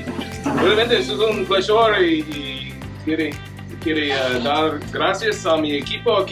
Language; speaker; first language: Spanish; non-native, learner; English